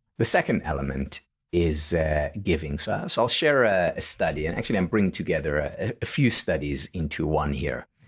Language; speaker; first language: English; non-native, fluent; Hebrew